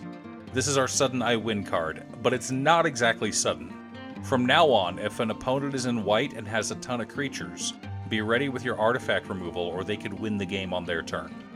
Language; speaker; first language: English; native; English